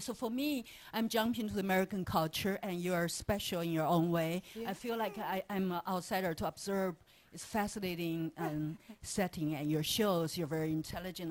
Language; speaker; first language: English; non-native, fluent; Chinese